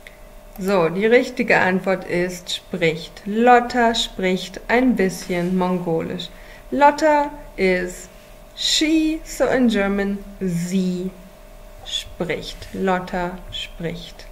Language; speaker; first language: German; non-native, fluent; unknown